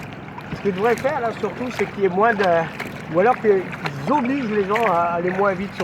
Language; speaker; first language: French; native; French